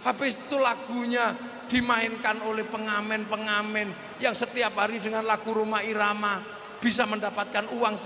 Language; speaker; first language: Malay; non-native, local second language; Javanese